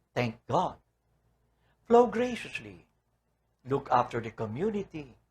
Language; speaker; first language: English; non-native, local second language; Filipino